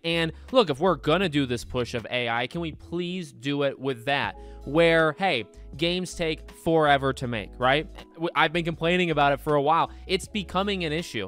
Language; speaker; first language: English; native; English